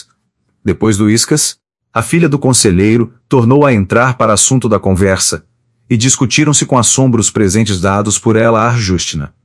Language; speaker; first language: Portuguese; native; Portuguese